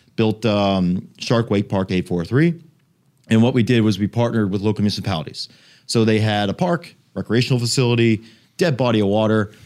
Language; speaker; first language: English; native; English